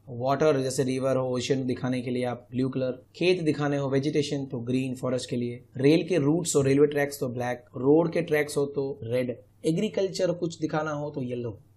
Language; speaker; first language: Hindi; non-native, local second language; Gujarati